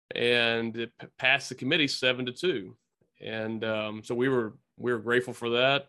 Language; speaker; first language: English; native; English